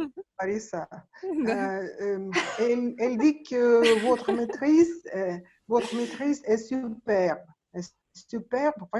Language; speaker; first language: French; non-native, learner; Russian